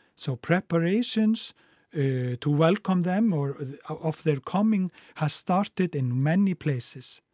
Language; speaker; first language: Icelandic; native; Icelandic